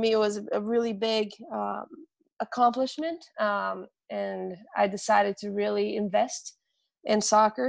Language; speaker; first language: English; non-native, fluent; Portuguese